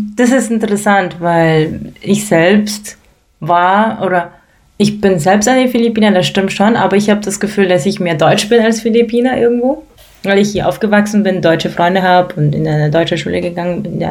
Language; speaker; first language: German; early bilingual, other home language; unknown